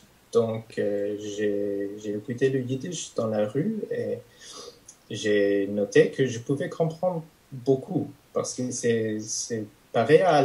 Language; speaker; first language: French; non-native, fluent; English